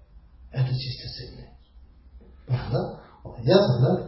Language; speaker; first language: Russian; non-native, learner; Tibetan